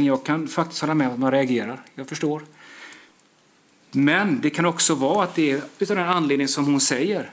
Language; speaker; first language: Swedish; native; Swedish